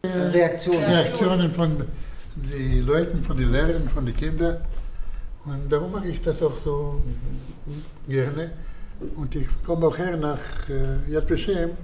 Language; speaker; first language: German; non-native, fluent; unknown